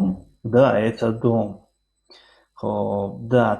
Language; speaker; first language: Russian; non-native, fluent; Tajik